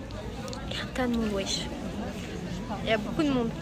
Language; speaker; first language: French; native; French